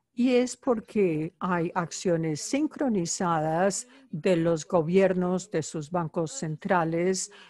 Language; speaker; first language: Spanish; non-native, fluent; Bulgarian